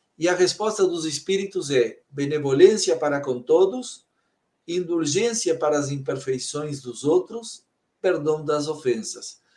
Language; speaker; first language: Portuguese; native; Portuguese